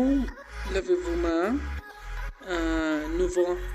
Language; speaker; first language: French; non-native, learner; Spanish